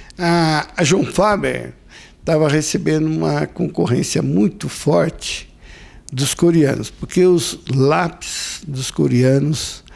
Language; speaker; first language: Portuguese; native; Portuguese